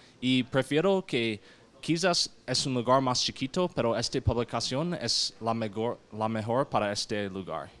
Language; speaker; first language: Spanish; non-native, learner; English